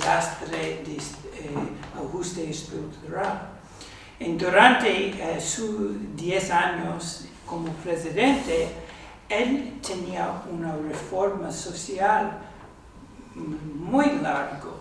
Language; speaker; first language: Spanish; non-native, fluent; English